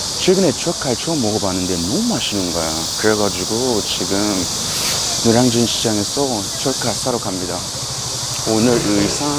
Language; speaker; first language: Korean; non-native, fluent; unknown